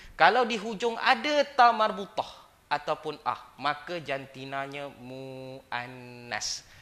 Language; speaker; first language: Malay; native; Malay